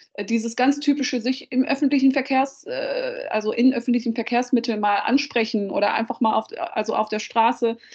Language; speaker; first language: German; early bilingual, other home language; Dutch